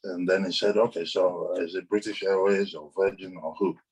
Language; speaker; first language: English; non-native, local second language; Yoruba